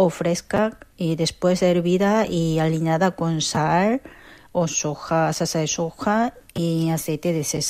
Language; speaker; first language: Spanish; non-native, learner; Korean